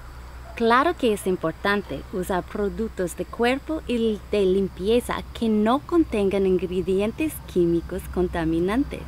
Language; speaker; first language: Spanish; non-native, learner; English